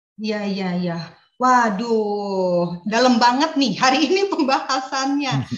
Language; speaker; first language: Indonesian; native; Indonesian